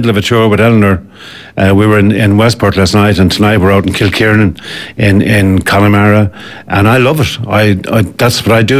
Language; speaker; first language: English; native; English